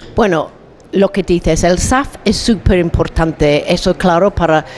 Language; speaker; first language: Spanish; non-native, fluent; English